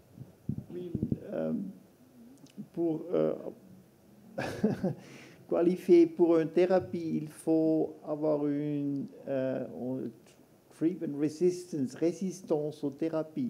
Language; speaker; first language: French; non-native, local second language; German